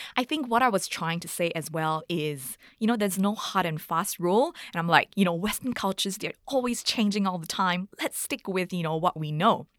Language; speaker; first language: English; native; English